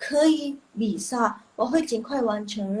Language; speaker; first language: Chinese; non-native, local second language; Indonesian